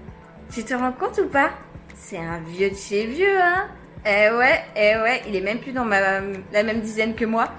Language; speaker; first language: French; native; French